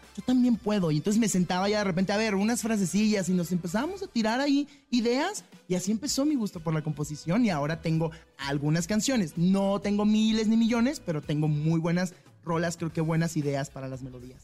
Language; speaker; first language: Spanish; native; Spanish